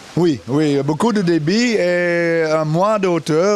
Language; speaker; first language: French; non-native, learner; Dutch